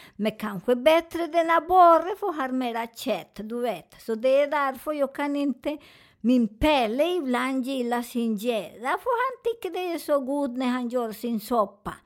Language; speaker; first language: Swedish; non-native, learner; Spanish